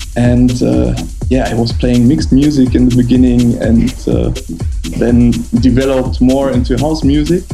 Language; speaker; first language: English; non-native, fluent; German